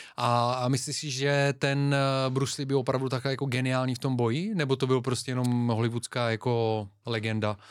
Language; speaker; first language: Czech; non-native, fluent; Bulgarian